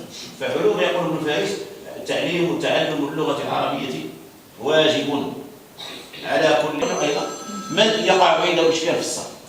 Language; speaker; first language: Arabic; native; Arabic